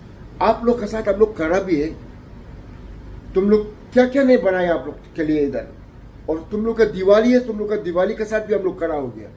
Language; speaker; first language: Hindi; non-native, learner; Arabic